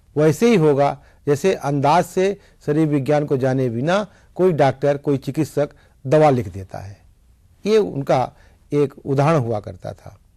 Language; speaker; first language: Hindi; native; Hindi